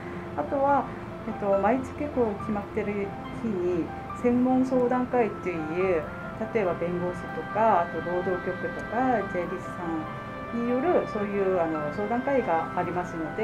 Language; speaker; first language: Japanese; non-native, fluent; Korean